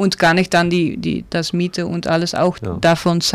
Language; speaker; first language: German; non-native, learner; Dutch